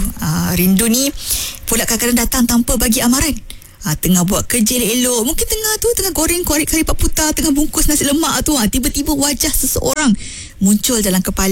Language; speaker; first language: Malay; native; Malay